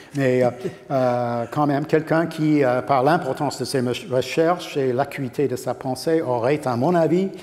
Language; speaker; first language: French; non-native, fluent; English